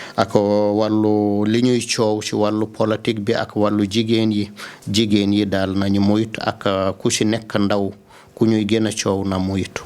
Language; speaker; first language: Wolof; non-native, local second language; Fula